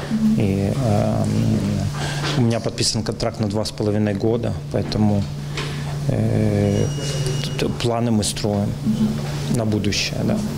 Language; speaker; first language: Ukrainian; non-native, local second language; Russian